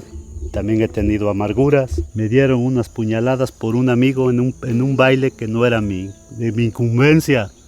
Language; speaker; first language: Spanish; native; Spanish